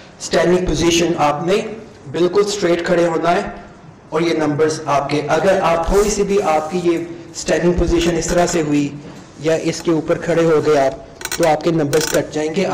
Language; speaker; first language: Urdu; non-native, local second language; Punjabi